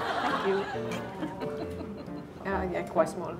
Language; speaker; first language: English; non-native, learner; Finnish